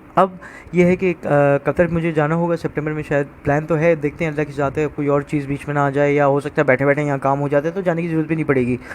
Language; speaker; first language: Urdu; native; Urdu